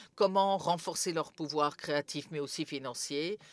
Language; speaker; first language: French; non-native, fluent; Serbian